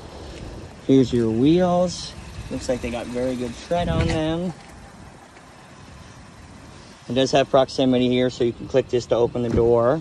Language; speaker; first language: English; native; English